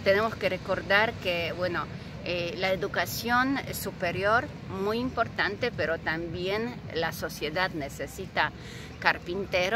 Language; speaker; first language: Spanish; non-native, fluent; Polish